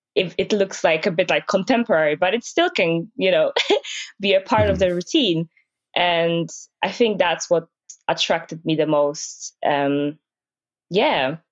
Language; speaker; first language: English; non-native, fluent; Polish